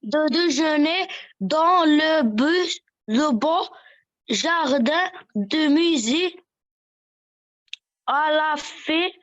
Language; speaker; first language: French; non-native, learner; Arabic